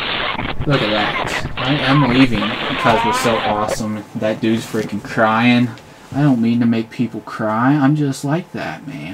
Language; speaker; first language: English; native; English